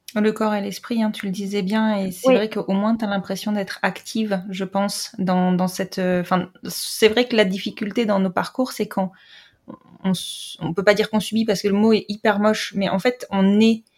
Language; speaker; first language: French; native; French